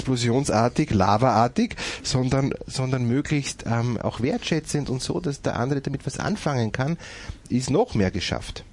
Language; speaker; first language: German; native; German